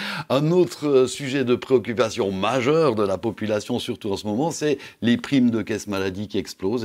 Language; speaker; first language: French; native; French